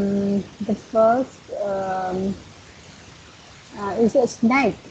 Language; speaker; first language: English; non-native, learner; Vietnamese